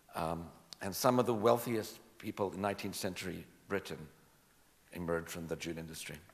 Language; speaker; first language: English; native; English